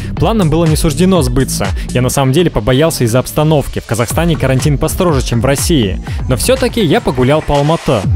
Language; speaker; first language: Russian; native; Russian